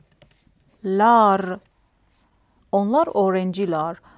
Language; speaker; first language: Turkish; non-native, fluent; Persian